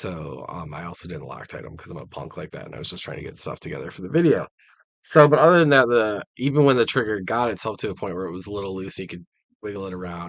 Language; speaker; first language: English; native; English